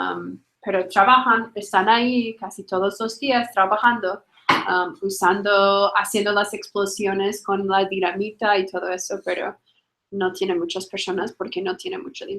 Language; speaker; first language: Spanish; non-native, fluent; English